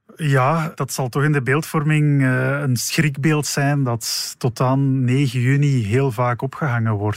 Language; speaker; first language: Dutch; native; Dutch